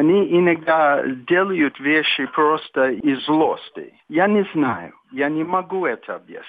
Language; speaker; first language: Russian; non-native, fluent; English